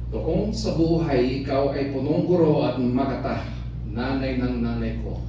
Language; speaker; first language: Filipino; early bilingual, heritage; Filipino